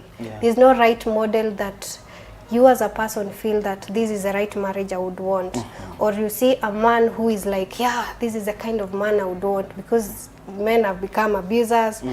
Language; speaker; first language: English; non-native, local second language; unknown